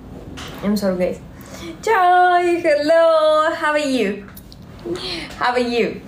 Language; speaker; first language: English; non-native, learner; Russian